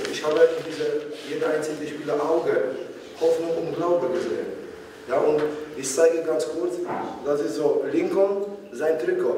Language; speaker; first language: German; non-native, learner; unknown